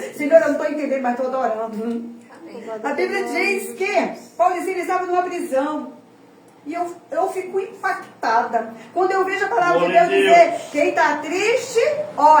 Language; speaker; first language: Portuguese; native; Portuguese